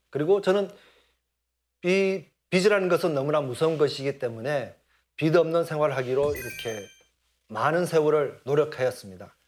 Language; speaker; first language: Korean; native; Korean